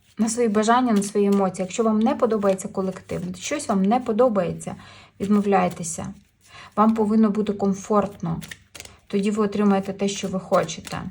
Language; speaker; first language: Ukrainian; non-native, local second language; Russian